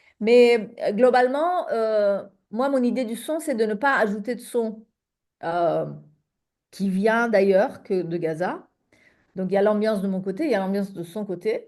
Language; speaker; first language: French; non-native, fluent; Persian